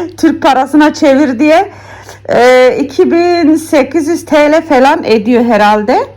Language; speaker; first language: Turkish; early bilingual, heritage; Turkish